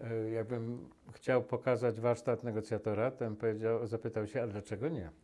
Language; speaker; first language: Polish; native; Polish